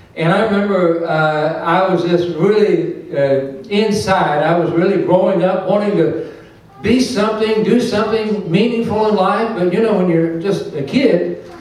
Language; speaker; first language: English; native; English